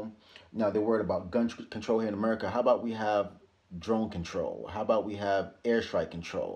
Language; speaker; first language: English; native; English